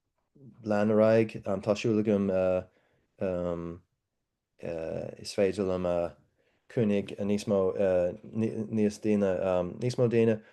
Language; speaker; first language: Irish; non-native, learner; English